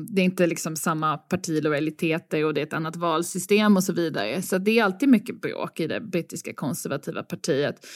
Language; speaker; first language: Swedish; native; Swedish